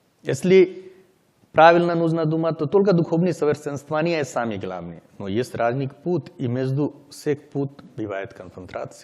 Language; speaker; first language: Russian; non-native, learner; Hindi